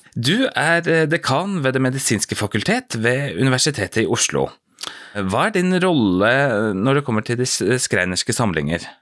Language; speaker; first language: Norwegian; native; Norwegian